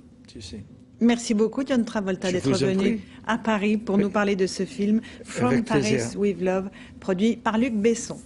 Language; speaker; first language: French; native; French